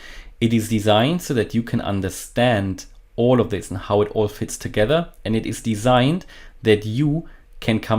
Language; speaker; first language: English; non-native, fluent; German